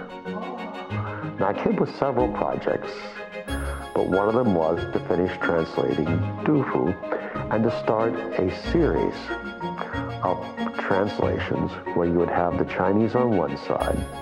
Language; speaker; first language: English; native; English